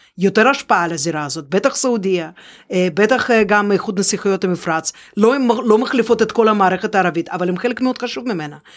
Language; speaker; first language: Hebrew; non-native, fluent; Russian